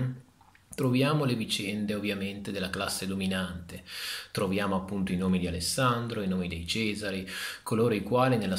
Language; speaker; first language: Italian; native; Italian